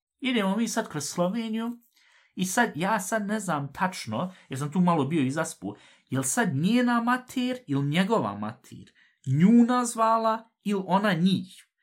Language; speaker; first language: Bosnian; early bilingual, heritage; Bosnian